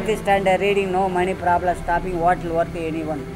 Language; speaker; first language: English; non-native, learner; Tamil